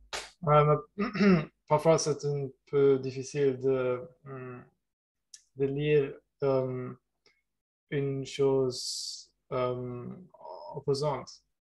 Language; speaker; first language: French; non-native, learner; German